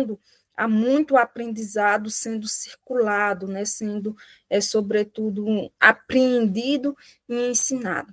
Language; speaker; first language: Portuguese; native; Portuguese